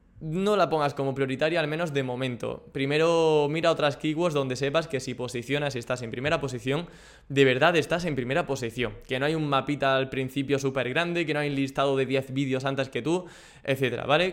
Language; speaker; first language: Spanish; native; Spanish